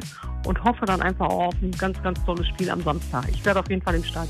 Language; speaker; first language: German; native; German